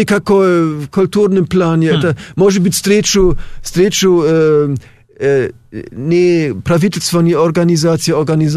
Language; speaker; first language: Russian; non-native, fluent; German